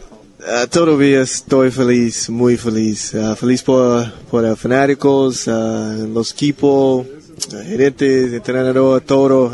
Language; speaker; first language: Spanish; non-native, learner; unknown